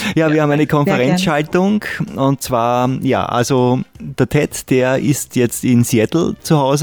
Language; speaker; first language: German; native; German